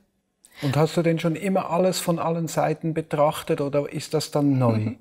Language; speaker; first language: German; native; German